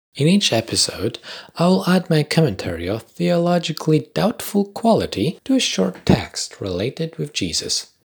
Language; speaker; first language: English; non-native, fluent; Polish